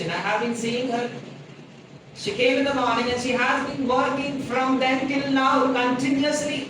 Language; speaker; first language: English; non-native, local second language; Telugu